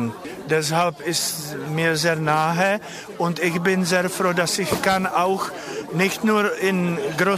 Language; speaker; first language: German; non-native, fluent; Czech